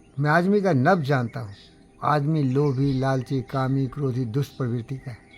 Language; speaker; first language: Hindi; non-native, local second language; Bangla